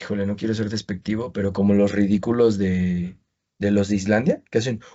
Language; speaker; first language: Spanish; native; Spanish